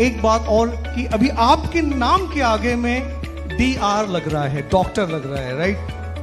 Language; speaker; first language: Hindi; native; Hindi